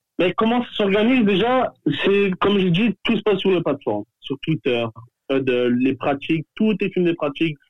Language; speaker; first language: French; native; French